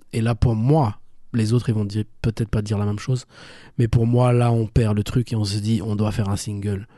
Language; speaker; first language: French; native; French